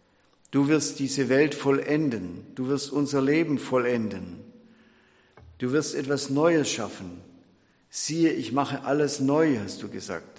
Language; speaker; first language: German; native; German